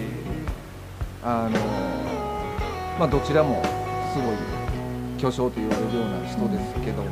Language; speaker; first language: Japanese; native; Japanese